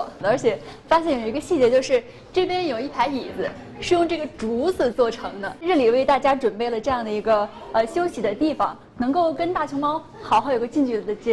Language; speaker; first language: Chinese; native; Chinese